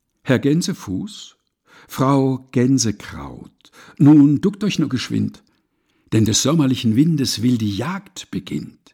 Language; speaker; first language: German; native; German